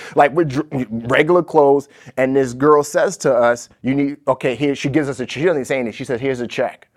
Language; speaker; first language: English; native; English